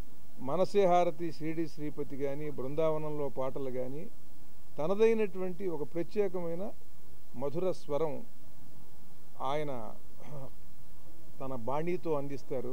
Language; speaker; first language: Telugu; native; Telugu